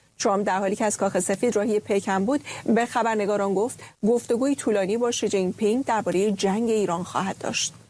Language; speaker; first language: Persian; native; Persian